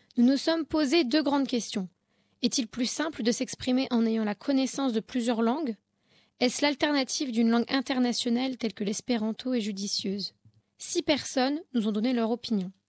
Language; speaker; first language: French; early bilingual, heritage; French